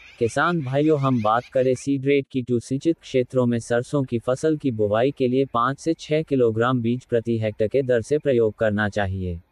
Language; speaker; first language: Hindi; native; Hindi